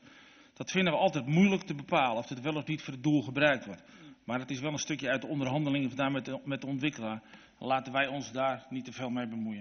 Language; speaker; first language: Dutch; native; Dutch